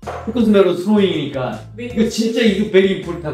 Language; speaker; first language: Korean; native; Korean